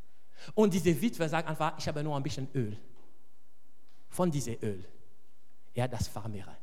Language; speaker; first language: German; non-native, fluent; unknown